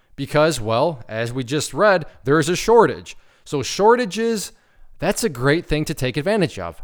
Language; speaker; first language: English; native; English